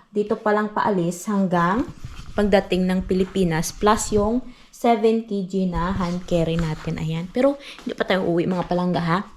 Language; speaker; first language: Filipino; non-native, local second language; Cebuano